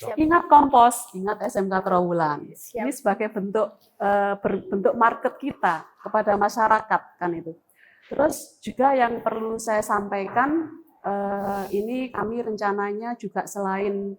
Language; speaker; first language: Indonesian; native; Indonesian